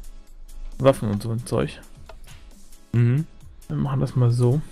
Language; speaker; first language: German; native; German